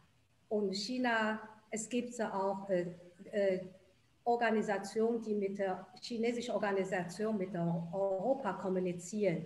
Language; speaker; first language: German; non-native, fluent; Chinese